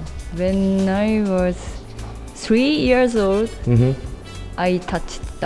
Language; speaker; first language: English; non-native, learner; Japanese